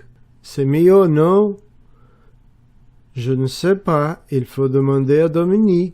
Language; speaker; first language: French; non-native, learner; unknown